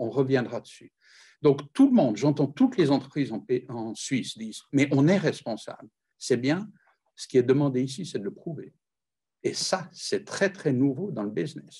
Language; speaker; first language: French; native; French